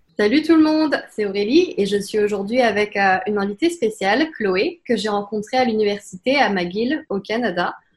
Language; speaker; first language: French; native; French